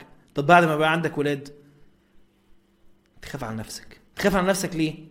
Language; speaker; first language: Arabic; native; Arabic